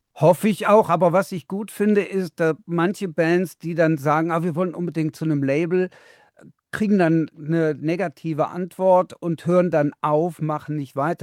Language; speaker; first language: German; native; German